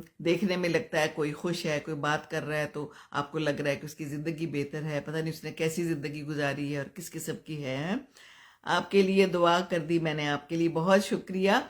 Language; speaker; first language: Urdu; non-native, local second language; Punjabi